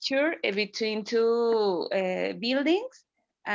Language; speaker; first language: English; non-native, learner; Spanish